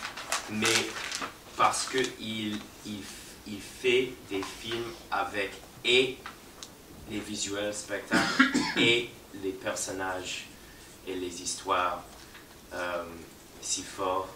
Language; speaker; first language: French; non-native, fluent; English